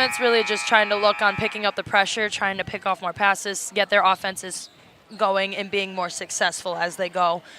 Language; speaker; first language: English; native; English